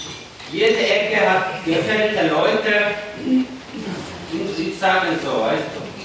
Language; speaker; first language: German; non-native, learner; Kurdish